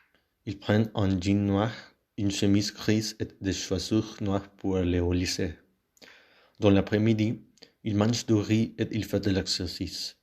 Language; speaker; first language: French; non-native, learner; Spanish